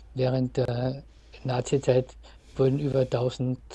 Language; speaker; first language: German; native; German